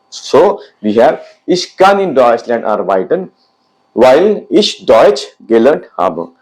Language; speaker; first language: German; non-native, fluent; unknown